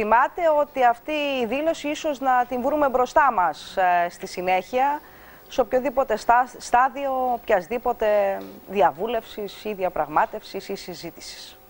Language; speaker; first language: Greek; native; Greek